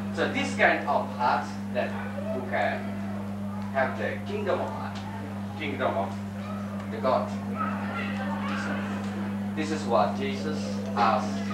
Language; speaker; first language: English; non-native, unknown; Indonesian